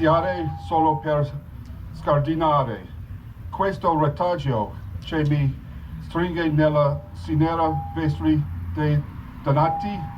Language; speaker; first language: Italian; non-native, learner; English